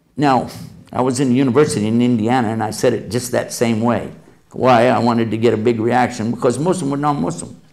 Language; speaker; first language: English; native; English